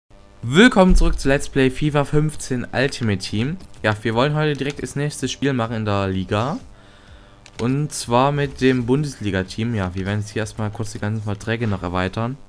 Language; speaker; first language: German; native; German